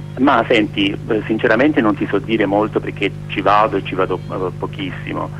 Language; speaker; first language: Italian; native; Italian